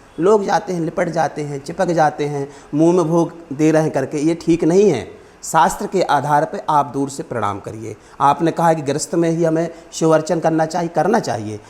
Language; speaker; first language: Hindi; native; Hindi